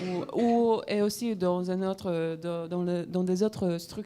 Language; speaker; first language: French; non-native, learner; Polish